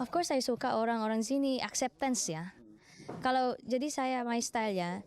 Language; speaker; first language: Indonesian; non-native, learner; Filipino